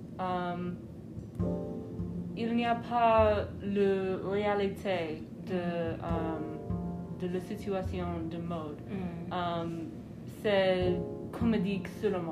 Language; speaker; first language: French; non-native, learner; English